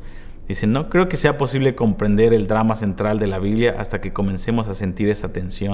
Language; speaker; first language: Spanish; native; Spanish